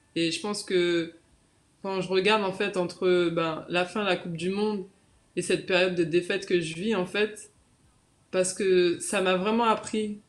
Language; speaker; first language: French; native; French